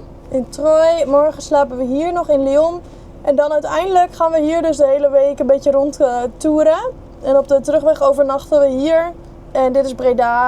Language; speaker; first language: Dutch; native; Dutch